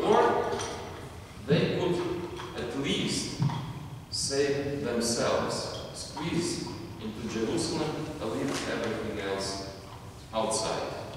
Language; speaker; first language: English; non-native, fluent; Ukrainian